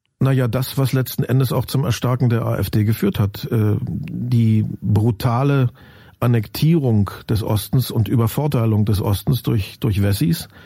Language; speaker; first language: German; native; German